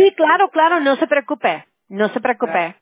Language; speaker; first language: Spanish; early bilingual, heritage; Spanish